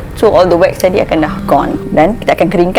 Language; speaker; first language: Malay; native; Malay